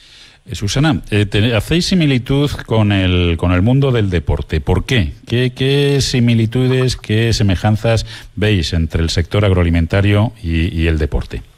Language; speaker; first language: Spanish; native; Spanish